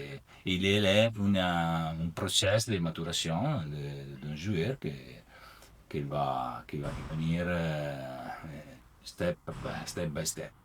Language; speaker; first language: French; non-native, learner; Italian